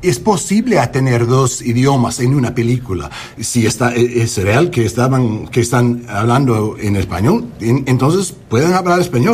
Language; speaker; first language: Spanish; non-native, learner; English